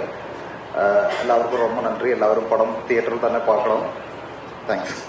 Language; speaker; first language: Tamil; non-native, learner; Malayalam